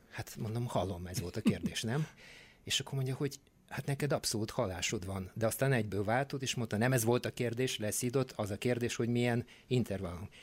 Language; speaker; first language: Hungarian; non-native, fluent; Bulgarian